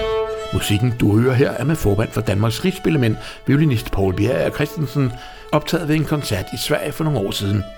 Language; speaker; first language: Danish; native; Danish